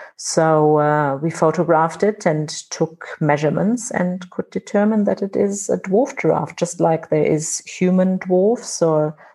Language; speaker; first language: English; non-native, fluent; German